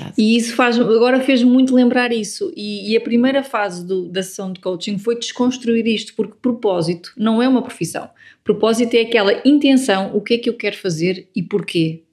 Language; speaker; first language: Portuguese; native; Portuguese